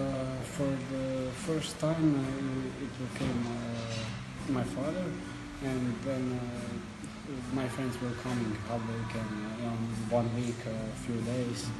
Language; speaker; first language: English; non-native, learner; Croatian